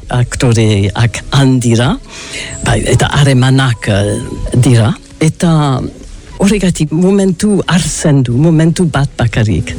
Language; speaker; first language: Basque; early bilingual, heritage; English